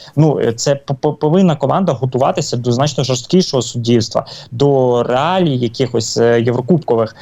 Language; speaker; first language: Ukrainian; native; Ukrainian